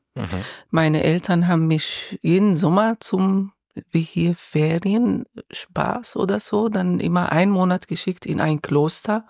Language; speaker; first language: German; non-native, learner; Arabic